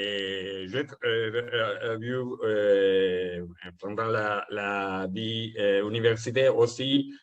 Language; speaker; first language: French; non-native, fluent; Italian